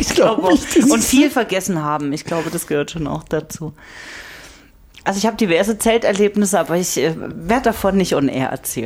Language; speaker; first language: German; native; German